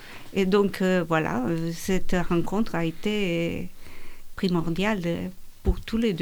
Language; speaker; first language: French; non-native, fluent; Portuguese